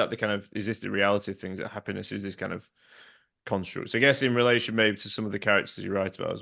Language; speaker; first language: English; native; English